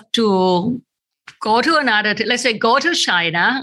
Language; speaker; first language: English; non-native, fluent; Thai